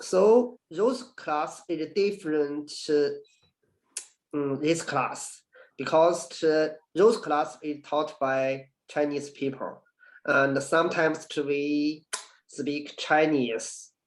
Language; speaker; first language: English; non-native, learner; Chinese